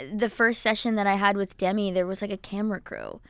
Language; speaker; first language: English; native; English